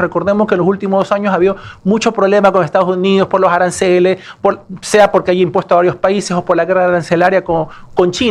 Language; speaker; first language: Spanish; native; Spanish